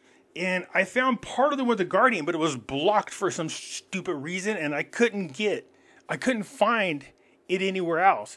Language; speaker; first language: English; native; English